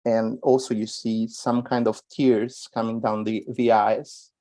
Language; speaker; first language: English; non-native, fluent; Italian